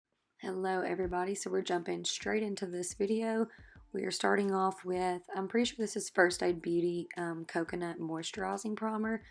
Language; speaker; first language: English; native; English